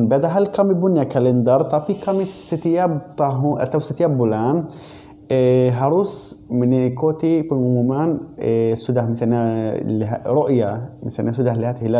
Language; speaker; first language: Indonesian; non-native, learner; Arabic